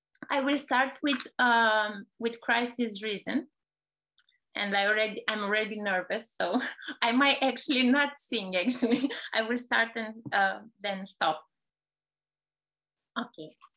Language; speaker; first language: English; non-native, fluent; Romanian